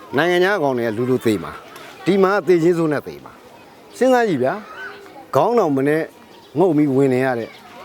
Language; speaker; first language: Burmese; native; Burmese